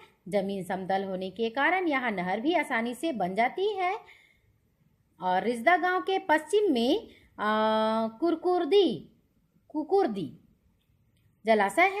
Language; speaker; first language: Hindi; native; Hindi